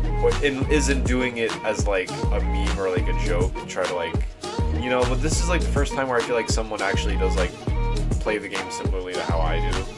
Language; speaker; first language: English; native; English